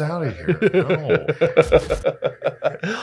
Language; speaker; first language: English; native; English